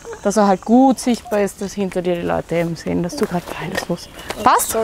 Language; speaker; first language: German; native; German